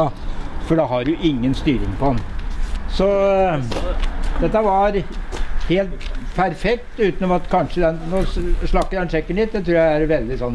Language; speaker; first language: Norwegian; native; Norwegian